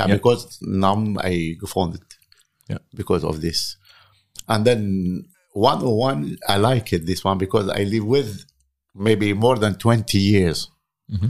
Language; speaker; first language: English; non-native, learner; Arabic